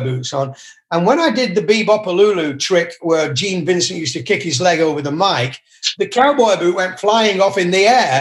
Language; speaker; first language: English; native; English